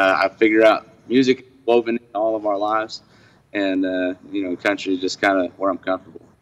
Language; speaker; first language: English; native; English